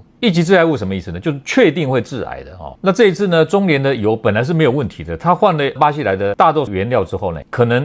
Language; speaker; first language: Chinese; native; Chinese